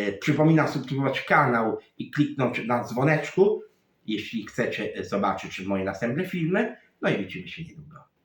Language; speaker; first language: Polish; non-native, fluent; Italian